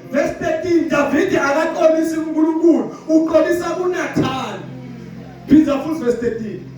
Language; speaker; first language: Zulu; non-native, local second language; Swati